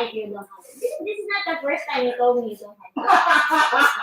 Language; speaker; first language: English; non-native, local second language; Filipino